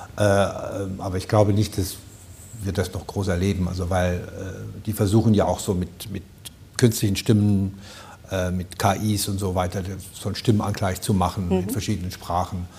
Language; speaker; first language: German; native; German